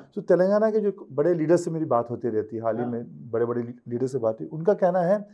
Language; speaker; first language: Hindi; non-native, local second language; Telugu